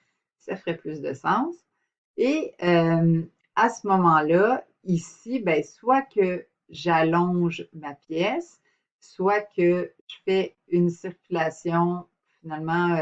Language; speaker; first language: French; native; French